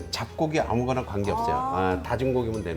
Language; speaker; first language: Korean; native; Korean